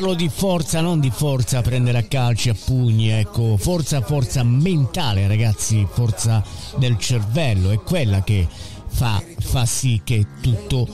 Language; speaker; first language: Italian; native; Italian